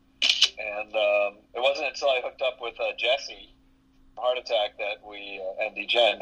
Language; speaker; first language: English; native; English